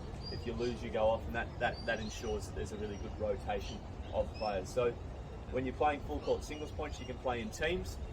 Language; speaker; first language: English; native; English